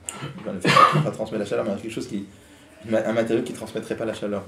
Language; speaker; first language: French; native; French